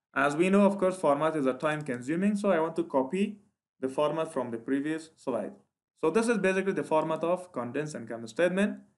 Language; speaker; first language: English; non-native, fluent; Persian